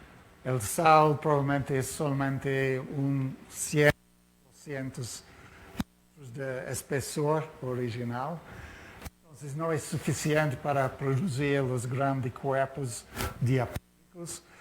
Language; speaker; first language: Spanish; non-native, fluent; Portuguese